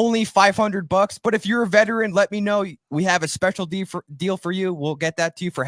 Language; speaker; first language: English; native; English